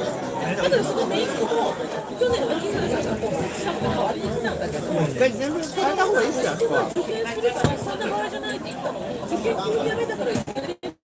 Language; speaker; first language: Japanese; native; Japanese